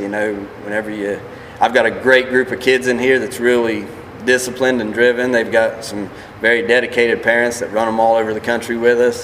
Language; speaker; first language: English; native; English